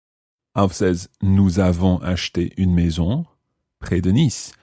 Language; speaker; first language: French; non-native, fluent; English